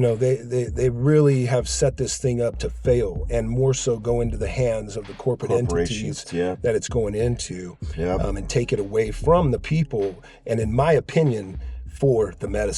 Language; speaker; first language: English; native; English